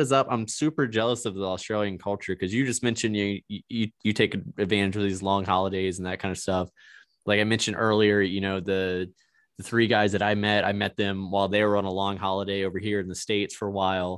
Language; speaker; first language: English; native; English